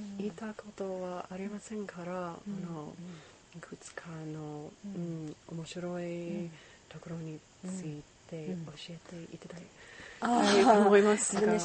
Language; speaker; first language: Japanese; non-native, learner; English